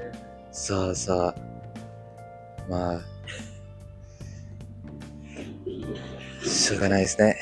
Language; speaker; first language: Japanese; non-native, learner; English